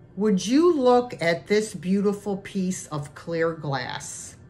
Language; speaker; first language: English; native; English